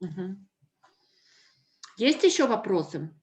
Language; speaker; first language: Russian; native; Russian